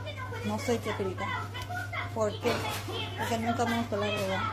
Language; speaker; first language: Spanish; non-native, local second language; Guarani